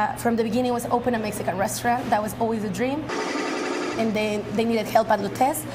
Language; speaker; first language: English; non-native, fluent; Spanish